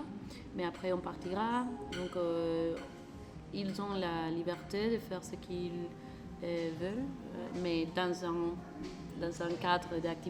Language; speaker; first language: French; non-native, learner; Spanish